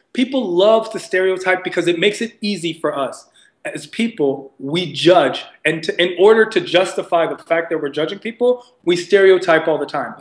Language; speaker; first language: English; early bilingual, other home language; Persian